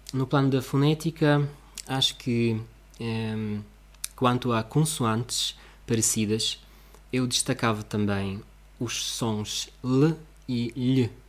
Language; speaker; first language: Portuguese; non-native, fluent; Russian